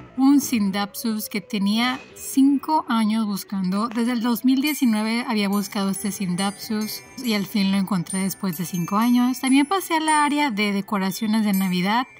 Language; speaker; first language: Spanish; native; Spanish